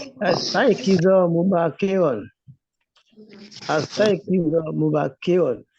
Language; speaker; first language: Arabic; non-native, learner; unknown